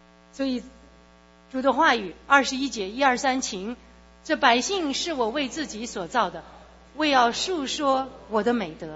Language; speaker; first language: Chinese; native; Chinese